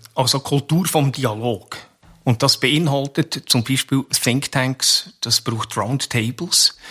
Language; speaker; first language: German; native; German